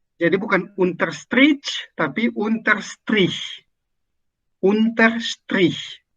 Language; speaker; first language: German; non-native, fluent; Indonesian